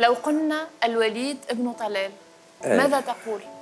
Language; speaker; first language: Arabic; native; Arabic